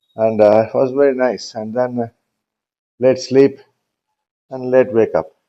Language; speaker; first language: English; non-native, local second language; Tamil